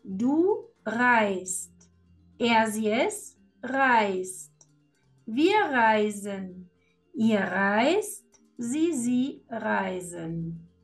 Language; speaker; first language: German; non-native, fluent; Spanish